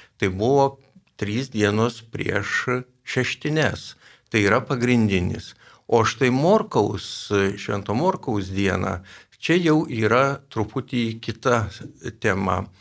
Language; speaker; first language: Lithuanian; native; Lithuanian